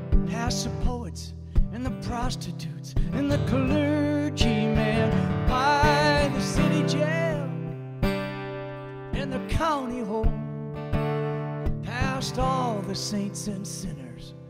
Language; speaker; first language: English; native; English